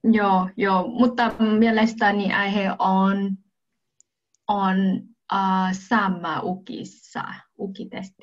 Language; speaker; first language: Finnish; non-native, learner; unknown